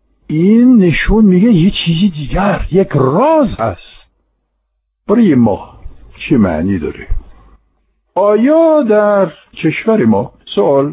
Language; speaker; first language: Persian; non-native, fluent; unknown